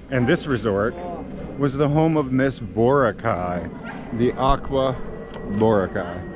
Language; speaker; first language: English; native; English